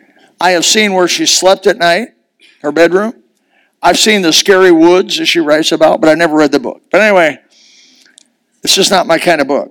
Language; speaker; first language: English; native; English